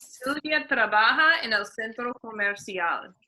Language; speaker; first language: Spanish; non-native, fluent; English